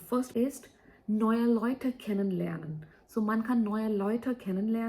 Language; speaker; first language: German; non-native, fluent; Hindi